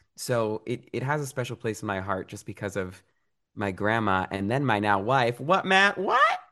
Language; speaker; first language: English; early bilingual, other home language; Italian